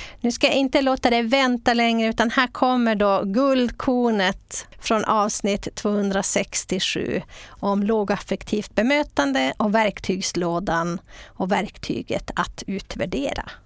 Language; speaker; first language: Swedish; native; Swedish